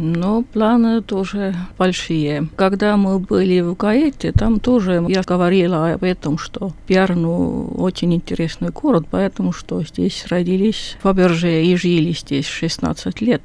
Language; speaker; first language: Russian; non-native, learner; Estonian